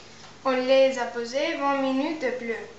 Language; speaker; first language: French; non-native, learner; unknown